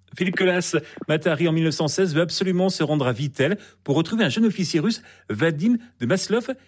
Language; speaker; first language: French; native; French